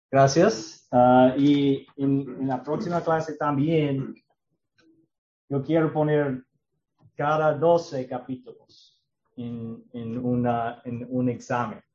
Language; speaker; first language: Spanish; non-native, learner; English